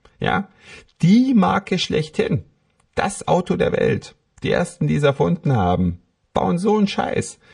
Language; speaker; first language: German; native; German